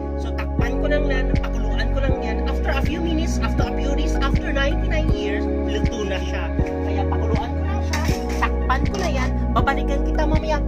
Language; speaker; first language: Filipino; non-native, local second language; Kinaray-a